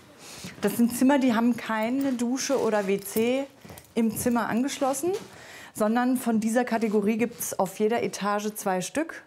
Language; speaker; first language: German; native; German